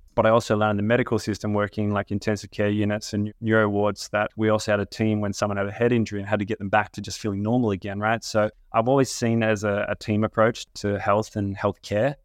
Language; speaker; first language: English; native; English